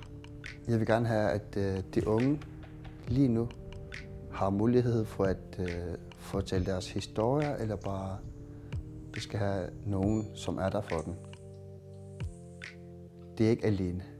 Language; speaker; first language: Danish; non-native, local second language; Kalaallisut